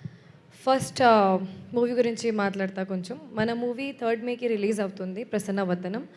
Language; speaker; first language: Telugu; non-native, learner; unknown